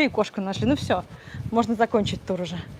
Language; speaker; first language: Russian; native; Russian